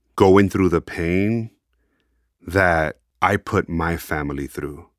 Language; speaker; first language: English; native; English